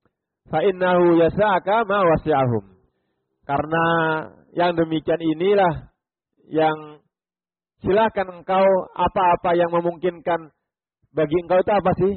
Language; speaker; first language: Indonesian; native; Indonesian